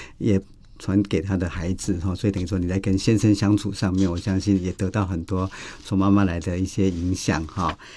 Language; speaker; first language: Chinese; native; Chinese